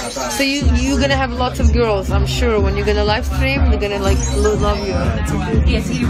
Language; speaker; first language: English; non-native, fluent; Russian